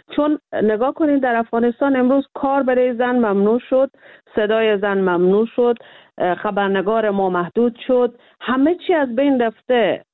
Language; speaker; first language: Persian; native; Persian